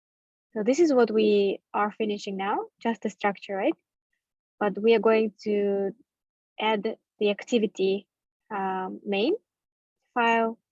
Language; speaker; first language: English; non-native, fluent; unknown